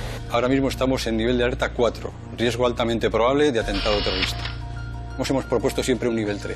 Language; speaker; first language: Spanish; native; Spanish